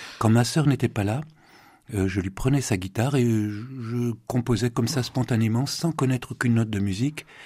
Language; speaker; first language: French; native; French